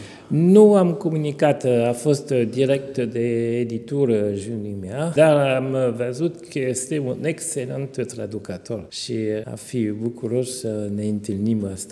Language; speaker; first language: Romanian; non-native, fluent; French